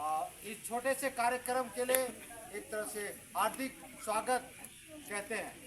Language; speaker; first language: Hindi; native; Hindi